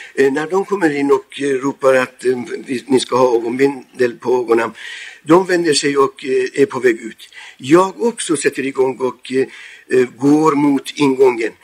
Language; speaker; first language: Swedish; non-native, fluent; Persian